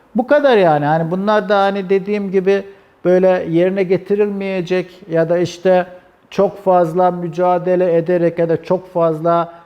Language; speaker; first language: Turkish; native; Turkish